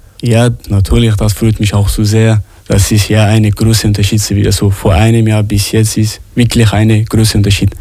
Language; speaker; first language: German; non-native, learner; Arabic